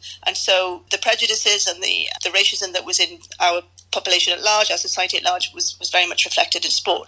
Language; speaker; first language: English; native; English